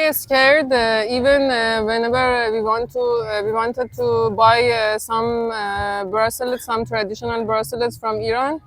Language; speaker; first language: English; non-native, learner; Persian